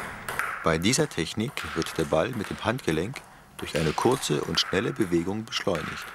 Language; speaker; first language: German; native; German